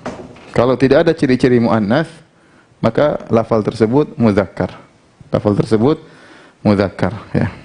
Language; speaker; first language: Indonesian; native; Indonesian